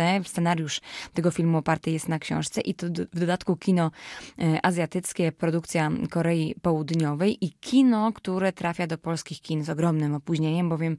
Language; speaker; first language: Polish; native; Polish